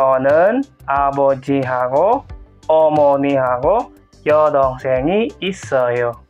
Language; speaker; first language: Korean; non-native, fluent; Indonesian